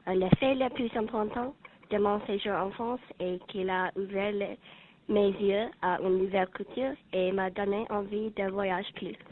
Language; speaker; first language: French; non-native, learner; English